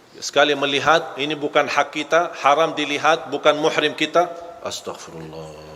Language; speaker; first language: Malay; non-native, fluent; Arabic